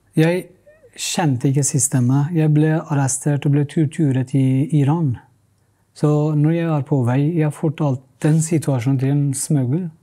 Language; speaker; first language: Norwegian; non-native, fluent; Kurdish